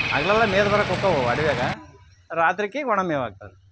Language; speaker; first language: Kannada; native; Kannada